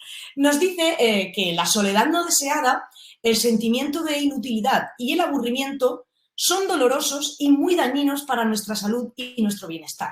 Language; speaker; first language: Spanish; native; Spanish